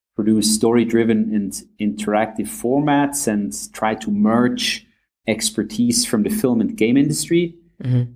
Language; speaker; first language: English; non-native, fluent; German